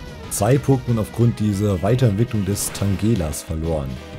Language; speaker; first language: German; native; German